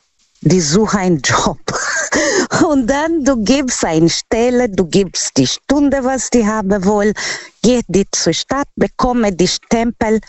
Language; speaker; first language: German; non-native, fluent; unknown